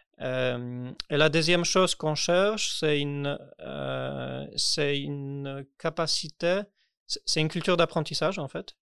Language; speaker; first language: French; non-native, fluent; Polish